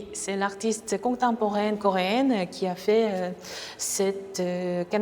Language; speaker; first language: French; non-native, fluent; Korean